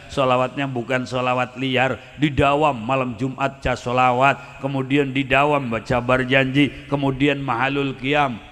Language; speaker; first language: Indonesian; non-native, local second language; Sundanese